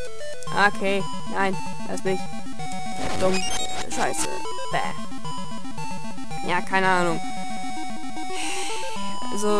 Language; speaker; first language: German; native; German